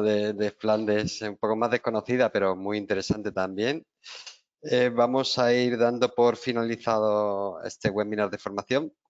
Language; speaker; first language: Spanish; native; Spanish